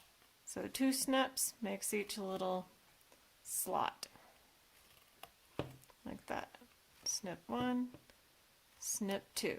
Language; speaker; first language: English; native; English